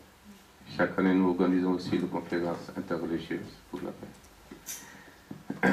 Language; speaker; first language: French; non-native, fluent; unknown